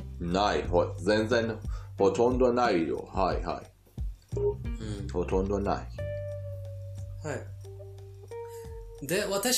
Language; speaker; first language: Japanese; non-native, fluent; Persian